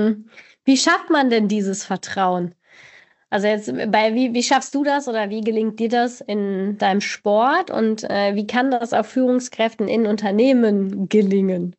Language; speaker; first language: German; native; German